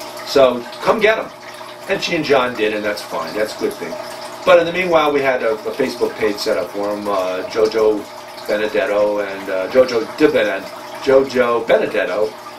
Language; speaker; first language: English; native; English